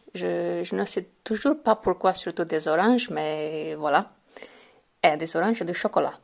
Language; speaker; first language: French; non-native, fluent; Romanian